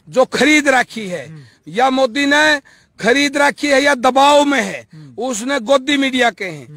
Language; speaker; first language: Hindi; native; Hindi